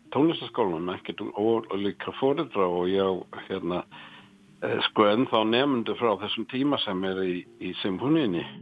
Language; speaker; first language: Icelandic; non-native, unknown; English